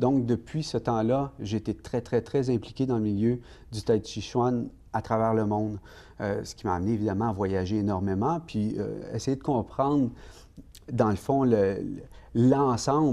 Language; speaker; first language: French; native; French